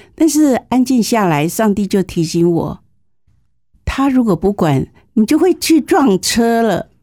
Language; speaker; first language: Chinese; native; Chinese